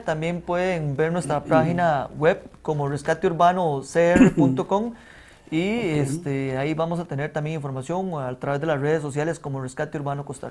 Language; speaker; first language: Spanish; native; Spanish